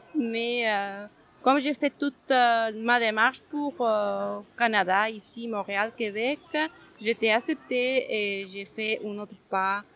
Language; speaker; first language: French; non-native, fluent; Spanish